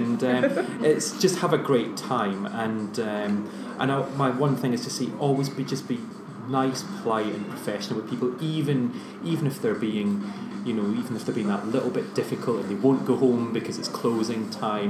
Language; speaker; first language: English; native; English